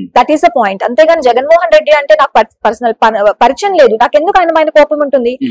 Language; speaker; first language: Telugu; native; Telugu